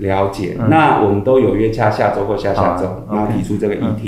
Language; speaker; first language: Chinese; native; Chinese